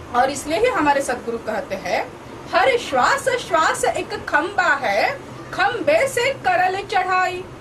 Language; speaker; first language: Hindi; non-native, local second language; Marathi